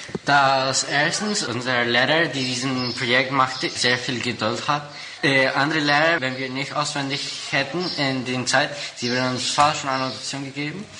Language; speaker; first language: German; non-native, local second language; Spanish